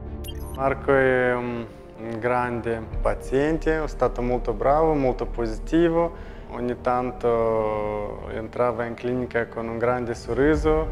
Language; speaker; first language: Italian; non-native, learner; Romanian